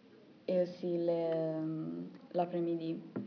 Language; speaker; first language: French; non-native, learner; Italian